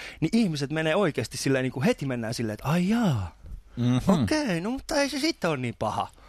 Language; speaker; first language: Finnish; early bilingual, other home language; Persian